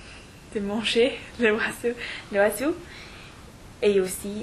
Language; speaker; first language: French; non-native, learner; English